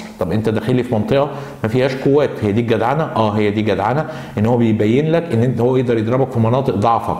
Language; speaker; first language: Arabic; native; Arabic